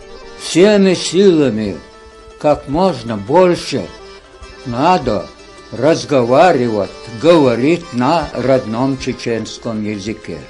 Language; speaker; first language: Russian; non-native, local second language; Chechen